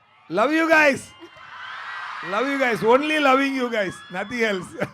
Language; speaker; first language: Telugu; non-native, fluent; Tamil